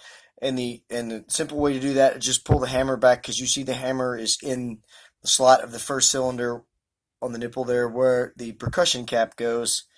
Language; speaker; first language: English; native; English